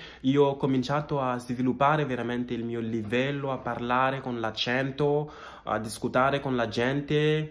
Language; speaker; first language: Italian; non-native, fluent; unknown